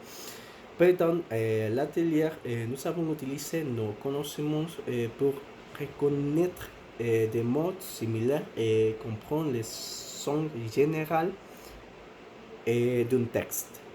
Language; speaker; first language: French; non-native, learner; Spanish